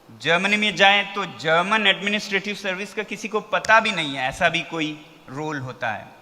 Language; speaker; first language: Hindi; non-native, local second language; Ladakhi